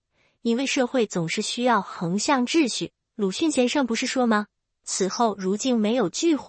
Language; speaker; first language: Chinese; native; Chinese